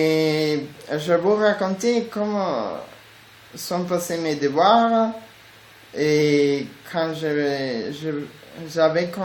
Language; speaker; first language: French; non-native, learner; Spanish